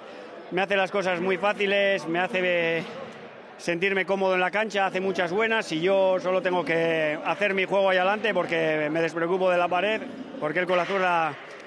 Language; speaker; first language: Spanish; native; Spanish